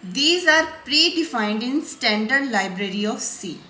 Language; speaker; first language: English; non-native, local second language; Punjabi